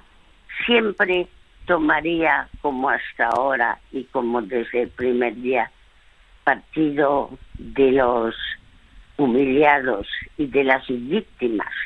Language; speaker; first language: Spanish; early bilingual, other home language; French